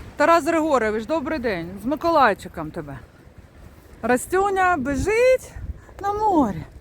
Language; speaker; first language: Ukrainian; non-native, local second language; Russian